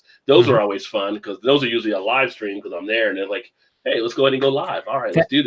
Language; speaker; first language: English; native; English